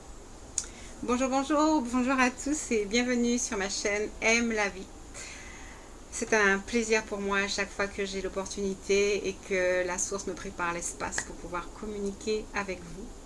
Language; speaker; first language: French; native; French